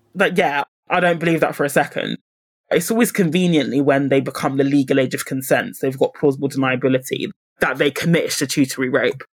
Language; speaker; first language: English; native; English